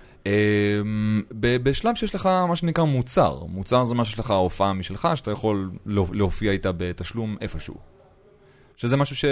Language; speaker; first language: Hebrew; native; Hebrew